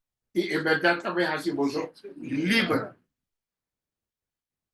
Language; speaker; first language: Portuguese; non-native, learner; Papiamento